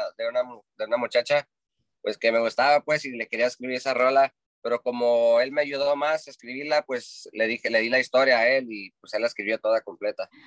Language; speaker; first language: Spanish; early bilingual, heritage; Spanish